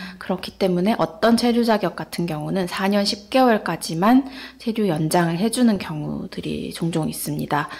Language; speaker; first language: Korean; native; Korean